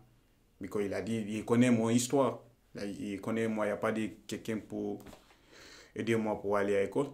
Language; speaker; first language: French; non-native, learner; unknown